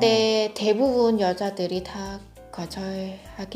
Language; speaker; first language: Korean; non-native, fluent; Vietnamese